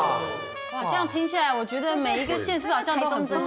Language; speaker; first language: Chinese; native; Chinese